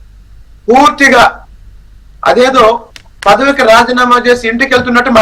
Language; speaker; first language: Telugu; native; Telugu